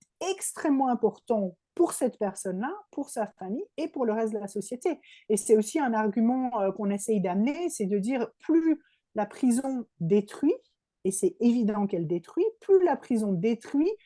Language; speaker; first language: French; native; French